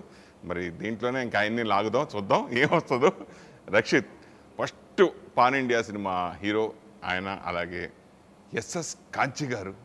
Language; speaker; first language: Telugu; native; Telugu